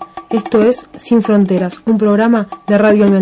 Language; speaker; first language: Spanish; native; Spanish